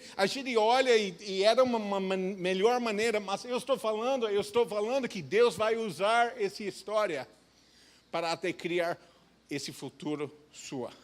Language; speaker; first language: Portuguese; non-native, fluent; English